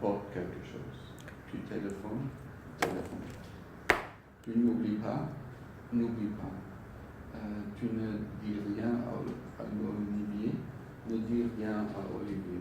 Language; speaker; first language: French; non-native, learner; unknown